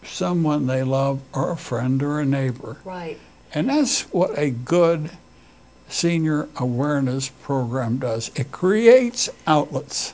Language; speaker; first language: English; native; English